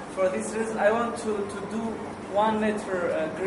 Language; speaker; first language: English; non-native, learner; Arabic